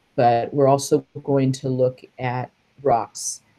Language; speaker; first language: English; native; English